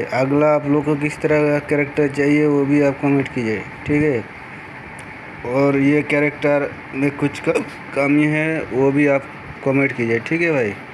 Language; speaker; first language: Hindi; non-native, local second language; Bangla